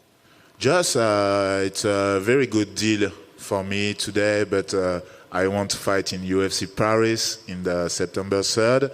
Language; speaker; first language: English; non-native, learner; French